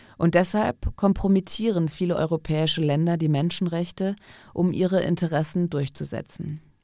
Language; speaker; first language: German; non-native, fluent; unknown